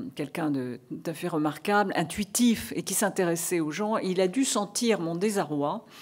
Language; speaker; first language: French; native; French